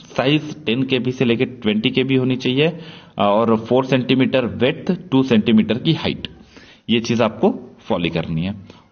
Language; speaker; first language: Hindi; non-native, local second language; Marathi